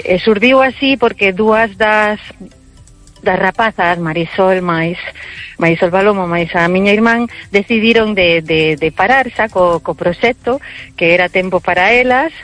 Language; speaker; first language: Galician; early bilingual, heritage; Galician